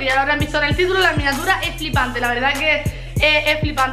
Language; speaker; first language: Spanish; native; Spanish